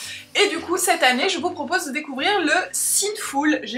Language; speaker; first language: French; native; French